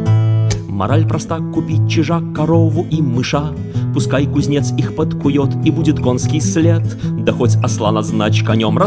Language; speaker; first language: Russian; native; Russian